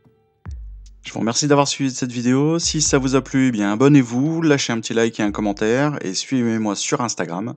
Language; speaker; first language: French; native; French